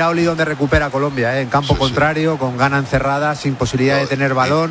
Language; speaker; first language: Spanish; native; Spanish